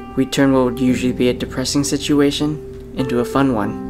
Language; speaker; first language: English; native; English